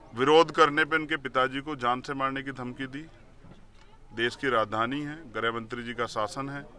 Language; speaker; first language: Hindi; native; Hindi